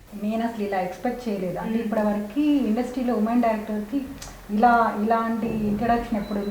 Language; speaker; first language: Telugu; native; Telugu